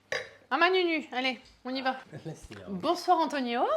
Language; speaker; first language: French; native; French